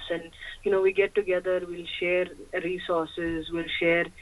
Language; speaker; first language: English; early bilingual, other home language; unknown